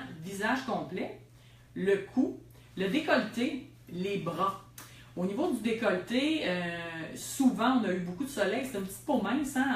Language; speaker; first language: French; native; French